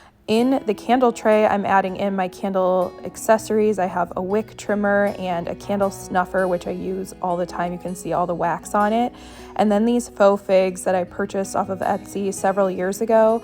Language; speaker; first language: English; native; English